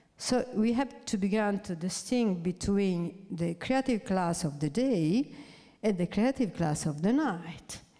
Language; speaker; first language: English; non-native, fluent; Italian